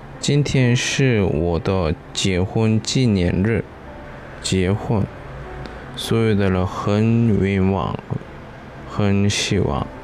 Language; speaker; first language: Chinese; non-native, learner; Korean